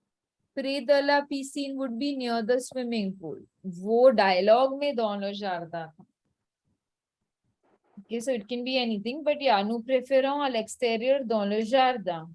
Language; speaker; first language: French; non-native, fluent; Hindi